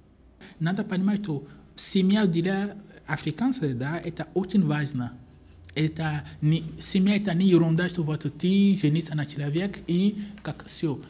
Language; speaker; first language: Russian; non-native, fluent; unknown